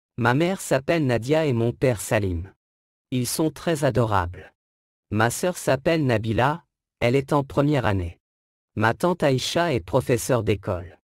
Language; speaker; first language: French; non-native, local second language; Arabic